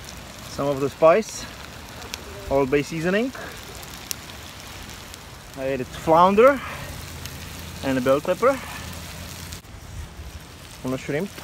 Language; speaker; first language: English; non-native, fluent; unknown